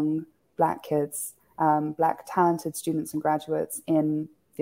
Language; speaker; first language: English; native; English